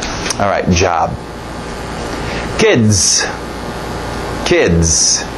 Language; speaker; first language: English; non-native, fluent; Portuguese